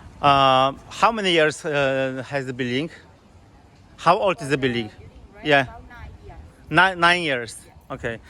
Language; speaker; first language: English; non-native, learner; Polish